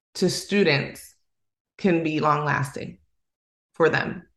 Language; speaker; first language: English; non-native, fluent; Spanish